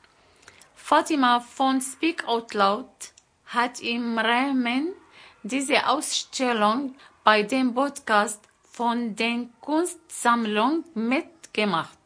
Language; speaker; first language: German; non-native, fluent; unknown